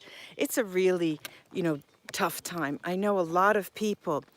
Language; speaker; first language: English; native; English